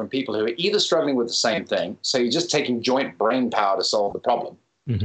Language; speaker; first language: English; native; English